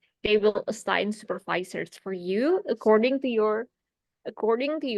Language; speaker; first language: English; non-native, fluent; Indonesian